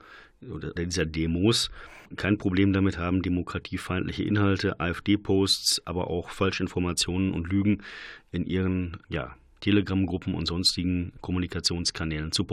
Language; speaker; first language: German; native; German